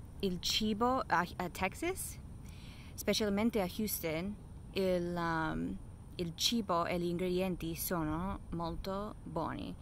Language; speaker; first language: Italian; non-native, fluent; English